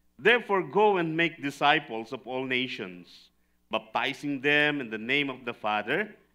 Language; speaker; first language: English; non-native, local second language; Filipino